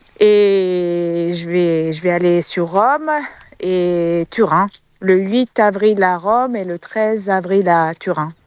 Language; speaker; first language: French; early bilingual, heritage; French